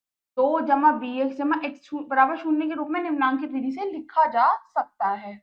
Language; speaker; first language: Hindi; native; Hindi